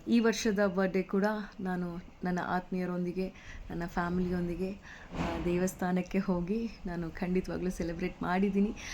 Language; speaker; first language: Kannada; non-native, local second language; Kodava